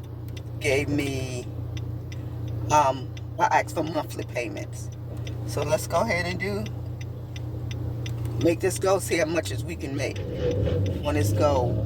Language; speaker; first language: English; native; English